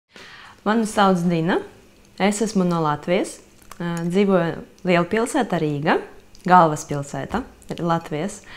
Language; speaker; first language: Latvian; non-native, local second language; Russian